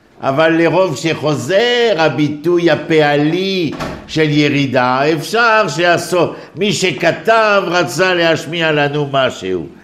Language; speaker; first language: Hebrew; non-native, fluent; French